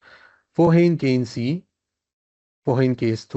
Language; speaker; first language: German; non-native, fluent; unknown